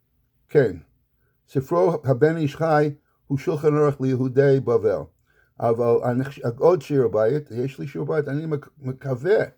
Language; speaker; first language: Hebrew; non-native, fluent; English